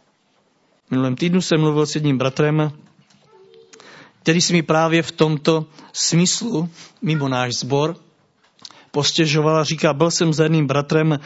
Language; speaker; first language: Czech; native; Czech